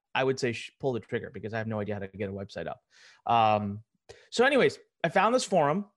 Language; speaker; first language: English; early bilingual, other home language; Hindi